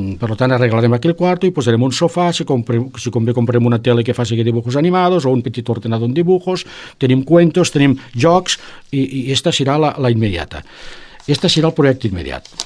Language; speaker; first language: Catalan; native; Catalan